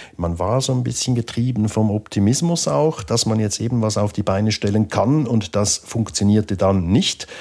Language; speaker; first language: German; native; German